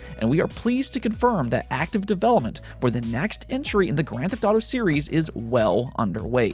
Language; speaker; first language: English; native; English